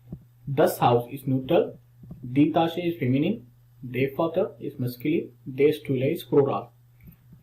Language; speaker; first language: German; non-native, learner; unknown